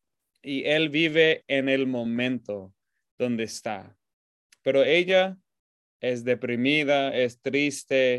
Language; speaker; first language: Spanish; non-native, fluent; English